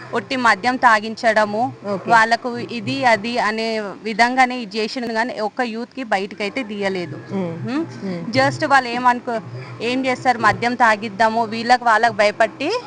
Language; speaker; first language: Telugu; non-native, local second language; Lambadi